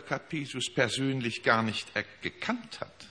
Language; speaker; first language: German; native; German